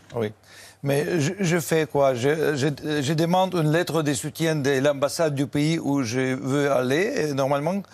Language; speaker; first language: French; non-native, fluent; Russian